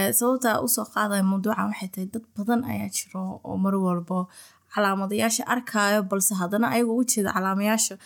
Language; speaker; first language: Somali; early bilingual, heritage; Somali